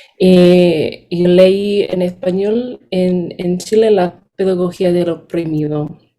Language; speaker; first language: Spanish; non-native, fluent; English